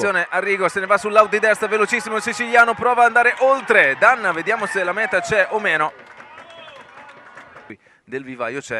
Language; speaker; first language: Italian; native; Italian